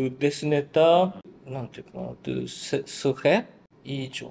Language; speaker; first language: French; non-native, learner; Japanese